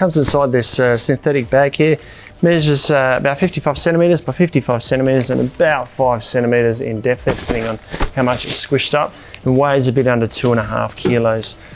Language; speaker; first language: English; native; English